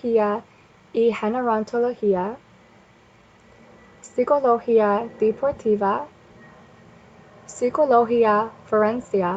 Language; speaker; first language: Spanish; non-native, learner; English